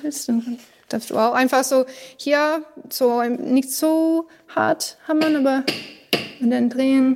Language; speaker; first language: German; non-native, learner; English